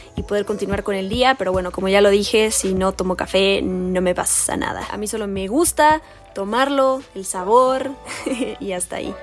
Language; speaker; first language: Spanish; native; Spanish